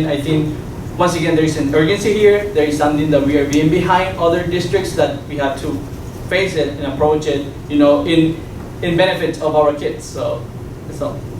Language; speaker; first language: English; non-native, fluent; Spanish